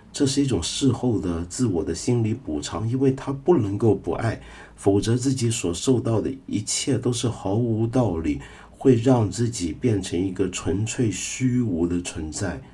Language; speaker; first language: Chinese; non-native, local second language; Cantonese